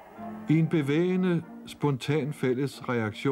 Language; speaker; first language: Danish; native; Danish